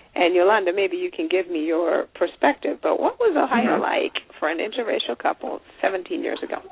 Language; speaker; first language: English; non-native, local second language; Shona